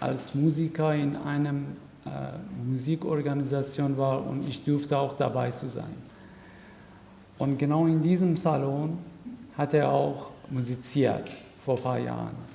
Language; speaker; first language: German; non-native, fluent; Persian